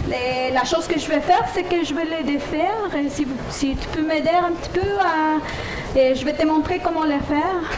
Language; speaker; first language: French; non-native, fluent; Spanish